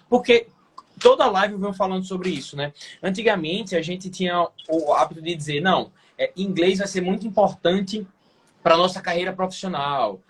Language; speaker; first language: Portuguese; native; Portuguese